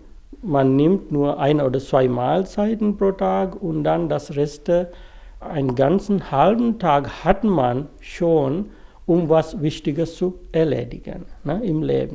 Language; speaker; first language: German; non-native, fluent; Sinhala